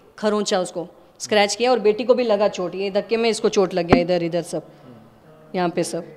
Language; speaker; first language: Hindi; native; Hindi